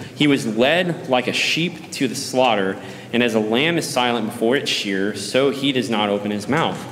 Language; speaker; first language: English; native; English